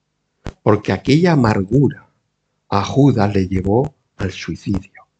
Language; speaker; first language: Spanish; native; Spanish